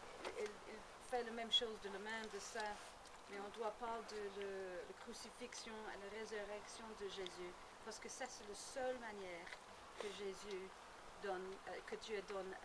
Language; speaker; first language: French; non-native, learner; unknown